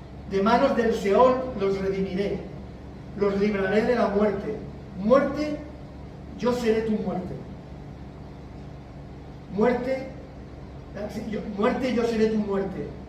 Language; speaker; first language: Spanish; native; Spanish